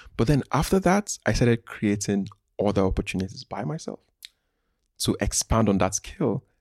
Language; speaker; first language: English; non-native, local second language; Igbo